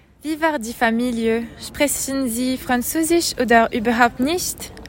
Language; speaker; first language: German; non-native, learner; French